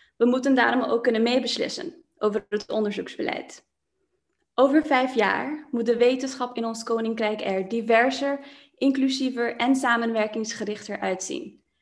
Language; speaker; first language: Dutch; non-native, local second language; Papiamento